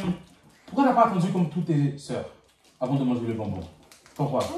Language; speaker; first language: French; native; French